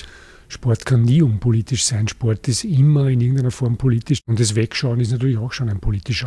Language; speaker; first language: German; native; German